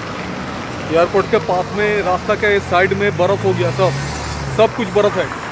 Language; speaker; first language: Hindi; non-native, local second language; Bangla